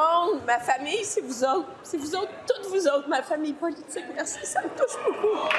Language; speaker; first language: French; native; French